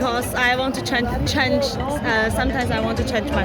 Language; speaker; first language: English; non-native, learner; Chinese